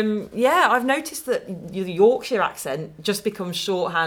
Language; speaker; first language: English; native; English